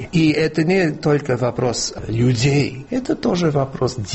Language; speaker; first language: Russian; non-native, fluent; English